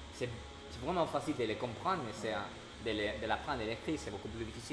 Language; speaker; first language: French; non-native, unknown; Spanish